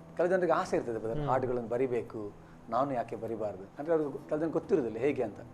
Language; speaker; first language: Kannada; native; Kannada